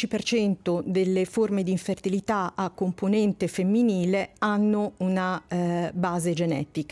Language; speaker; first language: Italian; native; Italian